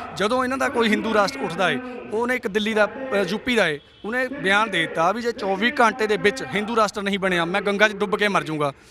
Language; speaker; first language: Punjabi; native; Punjabi